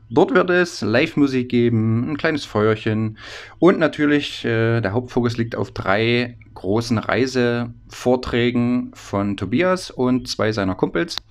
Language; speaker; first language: German; native; German